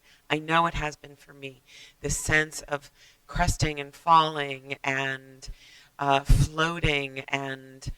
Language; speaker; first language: English; native; English